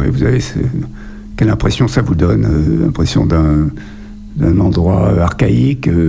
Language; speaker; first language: French; native; French